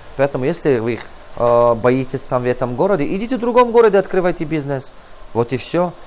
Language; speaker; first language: Russian; non-native, local second language; Tajik